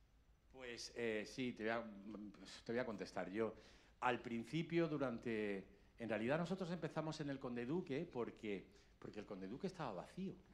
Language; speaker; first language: Spanish; native; Spanish